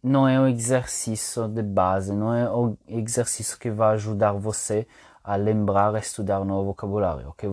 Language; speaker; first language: Portuguese; non-native, fluent; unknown